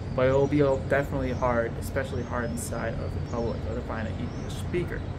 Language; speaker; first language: English; native; English